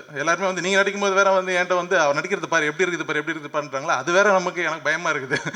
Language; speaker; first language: Tamil; native; Tamil